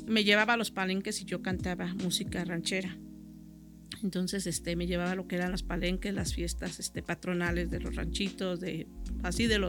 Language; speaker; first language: Spanish; native; Spanish